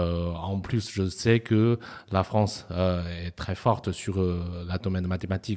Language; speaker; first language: French; non-native, fluent; Chinese